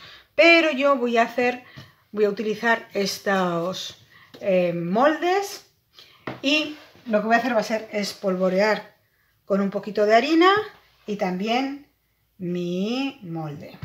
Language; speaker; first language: Spanish; native; Spanish